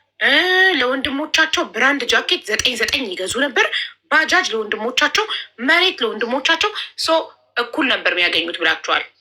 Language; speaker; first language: Amharic; native; Amharic